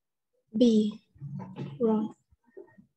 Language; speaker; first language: English; non-native, learner; Vietnamese